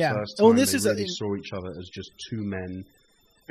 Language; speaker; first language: English; native; English